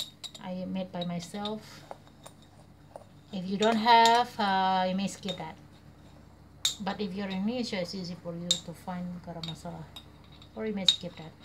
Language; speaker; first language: English; non-native, learner; Indonesian